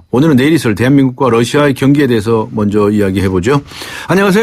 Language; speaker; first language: Korean; native; Korean